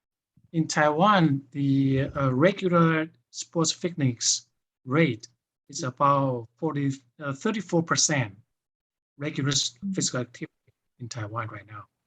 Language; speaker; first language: English; non-native, fluent; Chinese